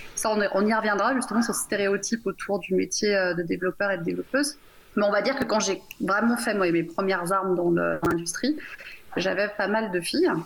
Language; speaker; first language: French; native; French